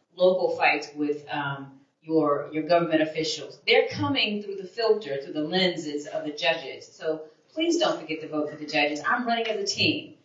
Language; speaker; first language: English; native; English